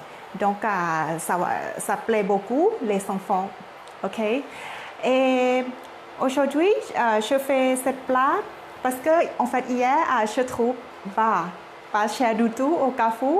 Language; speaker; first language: French; non-native, learner; Thai